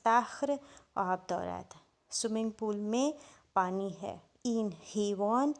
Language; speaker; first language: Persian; non-native, fluent; Urdu